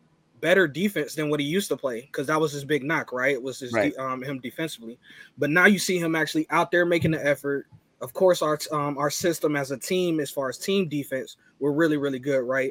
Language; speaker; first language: English; native; English